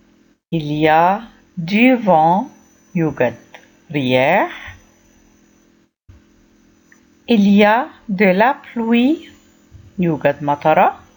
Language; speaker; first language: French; non-native, fluent; Arabic